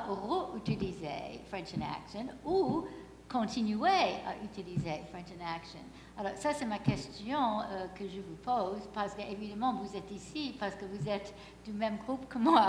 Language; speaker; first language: French; non-native, fluent; English